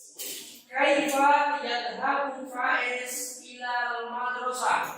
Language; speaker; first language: Arabic; non-native, fluent; Indonesian